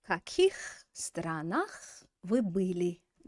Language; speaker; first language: Russian; non-native, fluent; English